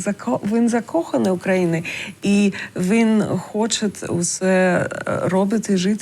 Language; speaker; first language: Ukrainian; non-native, learner; English